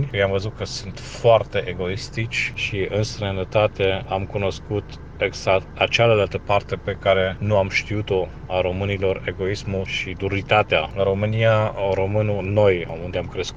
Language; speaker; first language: Romanian; non-native, local second language; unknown